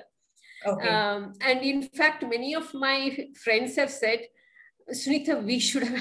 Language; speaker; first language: English; non-native, local second language; Kannada